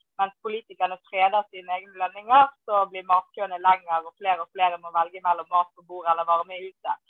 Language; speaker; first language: Norwegian; native; Norwegian